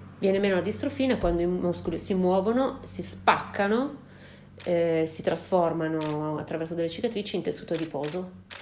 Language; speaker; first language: Italian; native; Italian